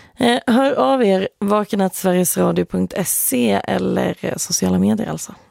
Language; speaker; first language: Swedish; native; Swedish